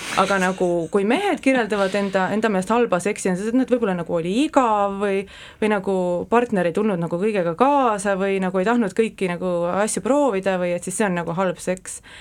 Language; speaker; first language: Estonian; native; Estonian